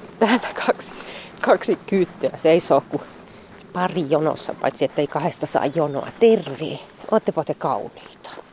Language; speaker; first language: Finnish; native; Finnish